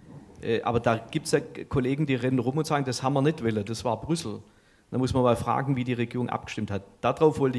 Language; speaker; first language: German; native; German